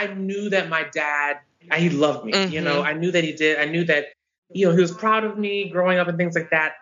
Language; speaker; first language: English; native; English